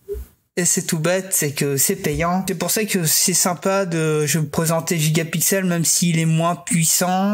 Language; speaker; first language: French; native; French